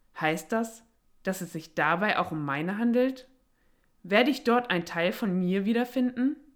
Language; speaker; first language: German; native; German